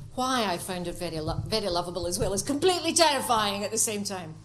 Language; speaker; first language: English; native; English